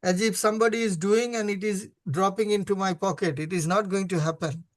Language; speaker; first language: English; non-native, local second language; Hindi